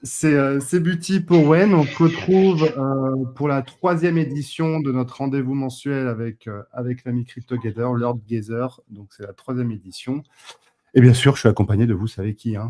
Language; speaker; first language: French; native; French